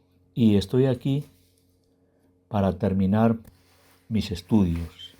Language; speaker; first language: Spanish; non-native, learner; Berber languages